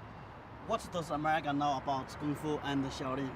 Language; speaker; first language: English; non-native, learner; Chinese